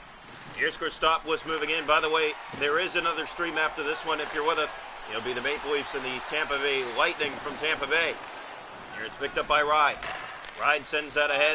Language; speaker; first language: English; native; English